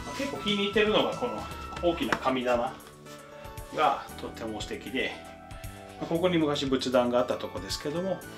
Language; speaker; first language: Japanese; non-native, fluent; English